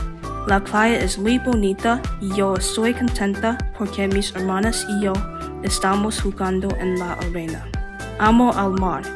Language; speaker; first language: Spanish; non-native, learner; English